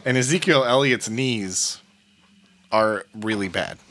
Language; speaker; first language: English; native; English